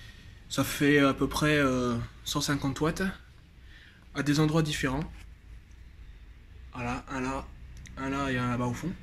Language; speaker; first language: French; native; French